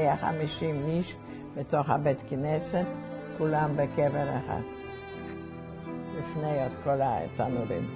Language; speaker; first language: Hebrew; non-native, fluent; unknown